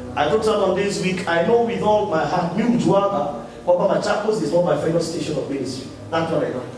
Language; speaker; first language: English; non-native, local second language; Swahili